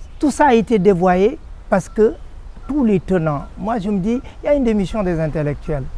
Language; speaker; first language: French; non-native, local second language; Wolof